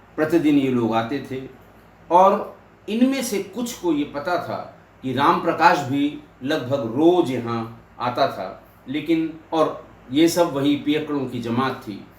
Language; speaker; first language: Hindi; native; Hindi